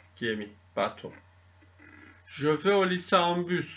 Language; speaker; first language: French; non-native, fluent; Turkish